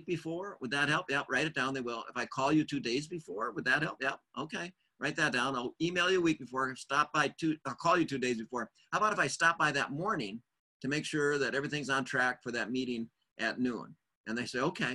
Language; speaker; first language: English; native; English